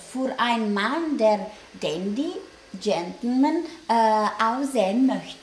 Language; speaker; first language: German; non-native, learner; Italian